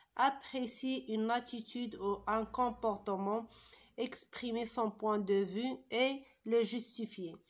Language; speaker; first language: French; non-native, local second language; Arabic